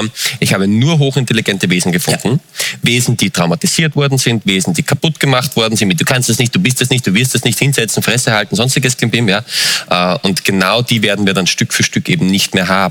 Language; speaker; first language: German; native; German